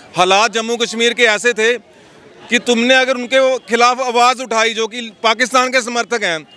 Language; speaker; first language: Hindi; native; Hindi